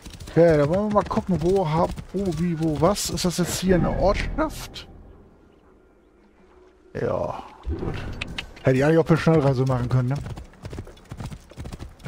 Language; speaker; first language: German; native; German